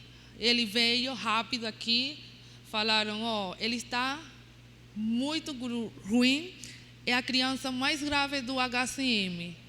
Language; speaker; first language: Portuguese; non-native, learner; Spanish